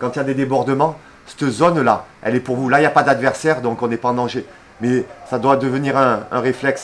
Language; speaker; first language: French; native; French